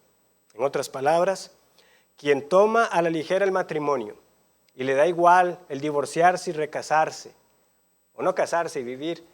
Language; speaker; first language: Spanish; native; Spanish